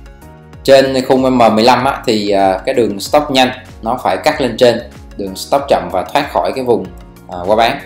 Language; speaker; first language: Vietnamese; native; Vietnamese